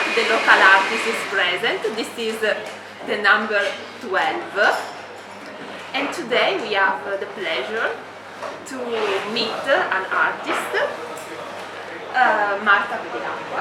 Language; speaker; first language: English; non-native, fluent; Italian